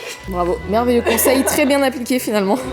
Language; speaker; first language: French; native; French